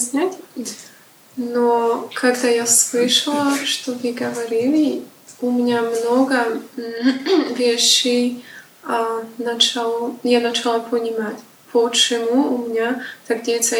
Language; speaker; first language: Russian; non-native, learner; Slovak